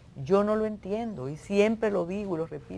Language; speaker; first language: Spanish; native; Spanish